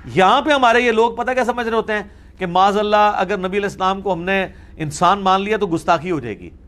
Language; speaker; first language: Urdu; non-native, local second language; Punjabi